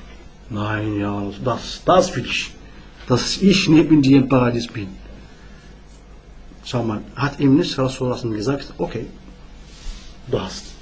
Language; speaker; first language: German; non-native, learner; Arabic